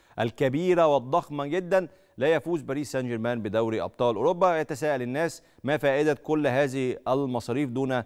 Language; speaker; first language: Arabic; native; Arabic